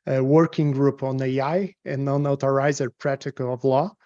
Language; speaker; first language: English; non-native, fluent; Portuguese